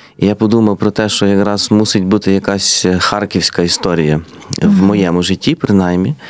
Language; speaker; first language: Ukrainian; native; Ukrainian